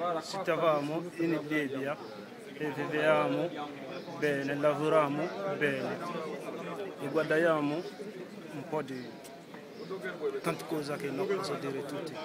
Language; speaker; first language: Italian; non-native, learner; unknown